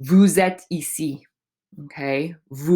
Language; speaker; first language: French; non-native, fluent; English